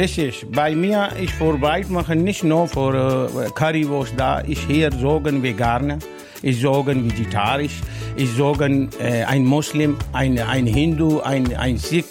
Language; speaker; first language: German; non-native, learner; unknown